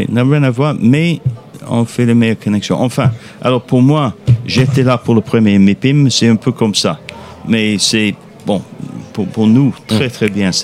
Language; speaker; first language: French; non-native, fluent; English